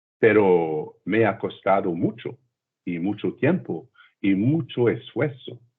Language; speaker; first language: Spanish; non-native, learner; French